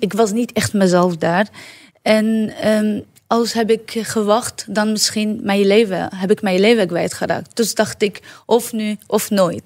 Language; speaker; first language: Dutch; non-native, learner; Arabic